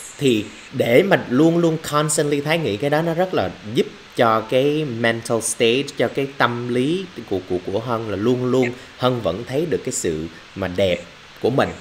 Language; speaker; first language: Vietnamese; early bilingual, other home language; English